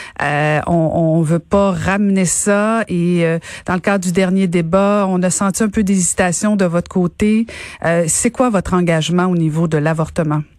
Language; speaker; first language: French; native; French